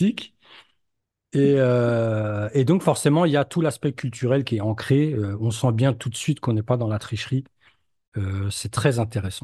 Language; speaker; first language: French; native; French